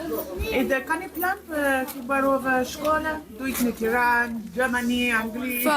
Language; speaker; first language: Albanian; non-native, learner; English